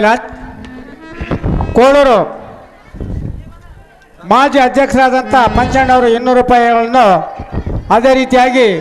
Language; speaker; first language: Kannada; native; Kannada